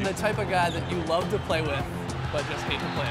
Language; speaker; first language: English; native; English